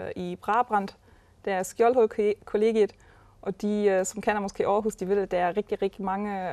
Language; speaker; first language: Danish; non-native, fluent; German